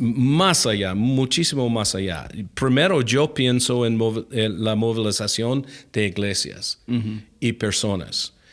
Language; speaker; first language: Spanish; non-native, fluent; English